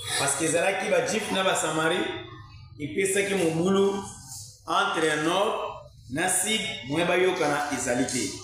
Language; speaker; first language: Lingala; non-native, local second language; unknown